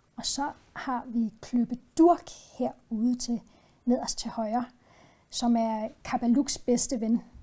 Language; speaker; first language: Danish; native; Danish